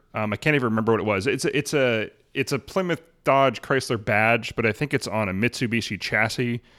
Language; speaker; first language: English; native; English